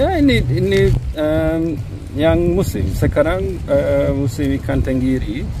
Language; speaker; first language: Indonesian; non-native, fluent; German